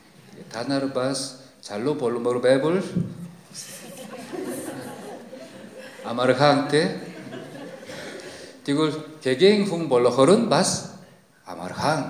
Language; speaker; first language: Mongolian; non-native, fluent; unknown